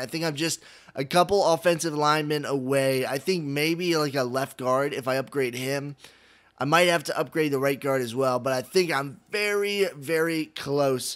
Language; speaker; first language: English; native; English